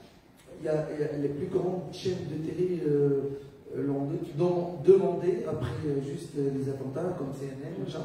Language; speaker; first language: French; non-native, local second language; Arabic